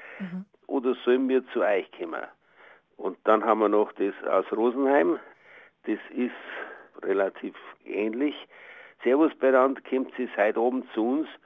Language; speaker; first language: German; native; German